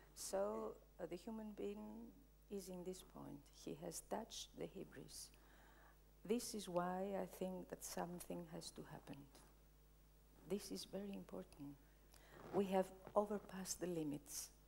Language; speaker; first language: English; non-native, learner; Greek